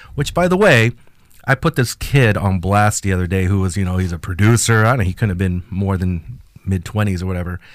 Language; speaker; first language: English; non-native, fluent; Spanish